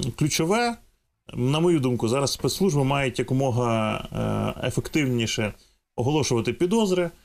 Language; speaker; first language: Ukrainian; native; Ukrainian